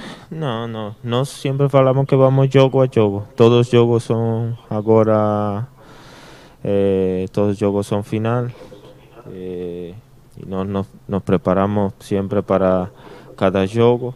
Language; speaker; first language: Portuguese; non-native, learner; Spanish